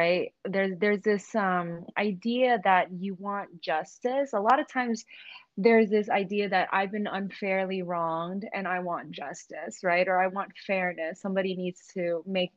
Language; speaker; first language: English; native; English